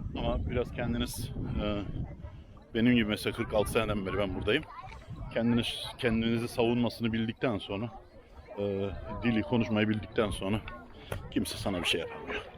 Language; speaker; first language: Turkish; early bilingual, heritage; Turkish